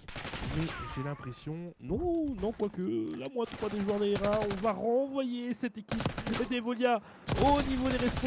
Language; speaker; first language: French; native; French